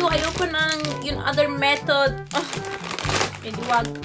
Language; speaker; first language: Filipino; non-native, learner; English